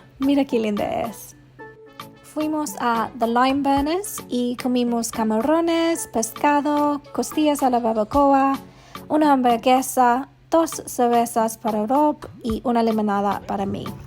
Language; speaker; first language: Spanish; non-native, learner; English